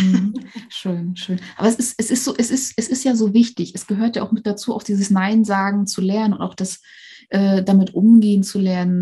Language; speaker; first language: German; native; German